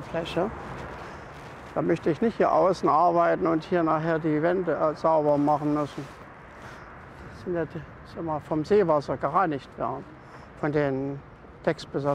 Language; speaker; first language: German; native; German